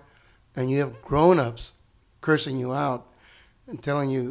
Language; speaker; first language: English; early bilingual, other home language; Spanish